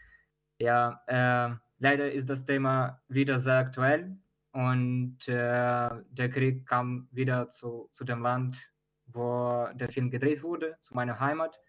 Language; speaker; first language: German; non-native, fluent; Ukrainian